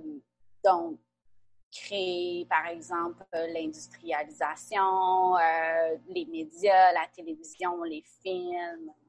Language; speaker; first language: French; native; French